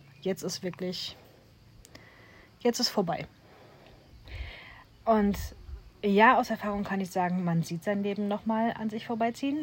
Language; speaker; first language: German; native; German